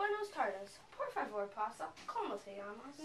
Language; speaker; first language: Spanish; non-native, learner; English